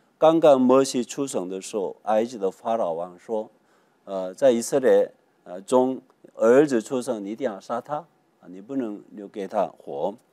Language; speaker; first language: Chinese; non-native, fluent; Korean